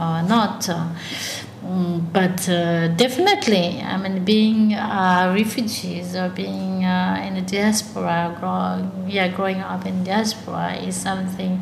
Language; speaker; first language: English; early bilingual, other home language; Tibetan